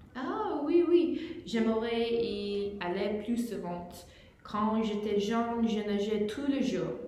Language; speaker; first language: French; non-native, learner; English